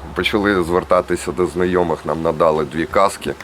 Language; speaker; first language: Ukrainian; native; Ukrainian